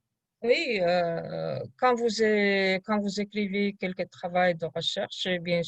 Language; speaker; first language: French; non-native, fluent; Kazakh